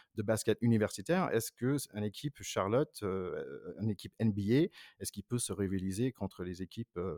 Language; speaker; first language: French; non-native, fluent; English